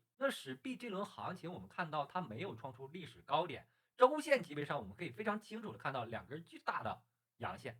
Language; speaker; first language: Chinese; native; Chinese